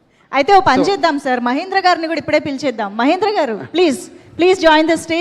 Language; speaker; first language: Telugu; native; Telugu